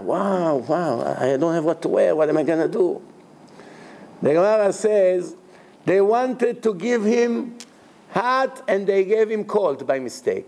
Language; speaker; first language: English; non-native, fluent; Hebrew